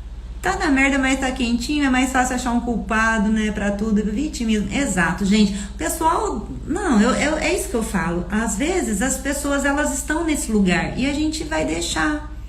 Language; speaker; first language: Portuguese; native; Portuguese